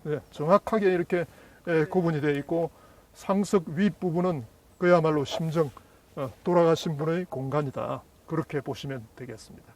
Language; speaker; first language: Korean; native; Korean